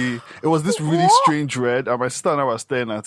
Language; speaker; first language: English; non-native, local second language; Yoruba